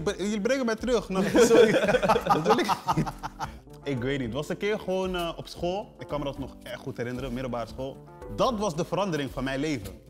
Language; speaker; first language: Dutch; early bilingual, other home language; Portuguese